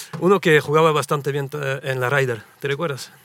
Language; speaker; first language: Spanish; early bilingual, heritage; French